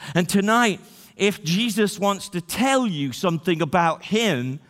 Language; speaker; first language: English; native; English